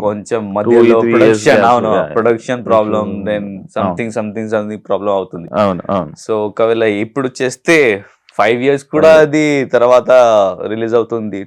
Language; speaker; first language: Telugu; non-native, learner; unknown